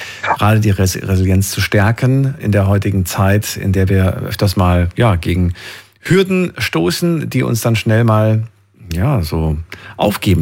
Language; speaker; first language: German; native; German